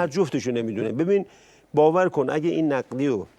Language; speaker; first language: Persian; native; Persian